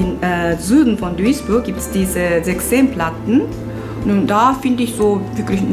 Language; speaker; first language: German; non-native, fluent; Japanese